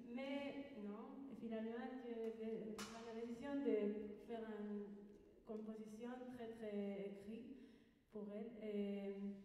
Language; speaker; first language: French; non-native, learner; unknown